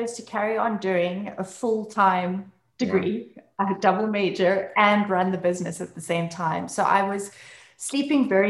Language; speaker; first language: English; native; English